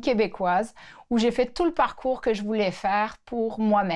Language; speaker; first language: French; native; French